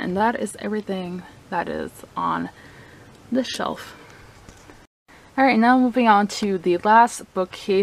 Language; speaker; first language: English; native; English